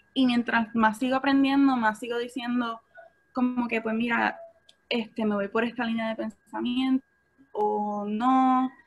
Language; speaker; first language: Spanish; native; Spanish